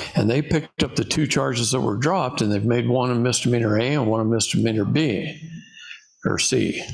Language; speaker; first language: English; native; English